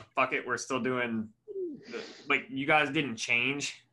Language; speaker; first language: English; native; English